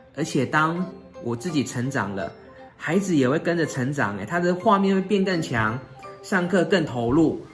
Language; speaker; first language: Chinese; native; Chinese